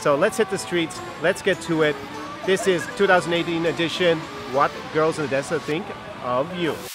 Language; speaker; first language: English; native; English